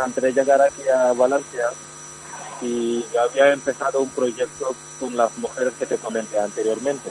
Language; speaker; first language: Spanish; non-native, fluent; Wolof